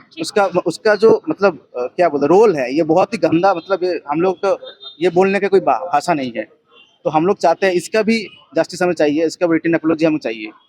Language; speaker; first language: Hindi; non-native, local second language; Bangla